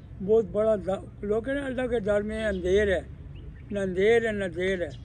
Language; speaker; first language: Urdu; non-native, local second language; Northern Hindko